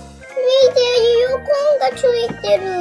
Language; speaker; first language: Japanese; early bilingual, heritage; Japanese